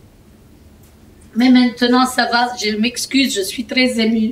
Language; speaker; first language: French; non-native, fluent; Arabic